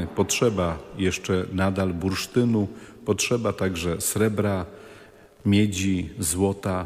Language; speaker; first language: Polish; native; Polish